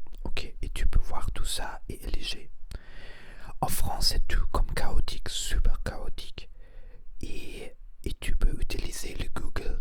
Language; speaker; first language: French; non-native, learner; Spanish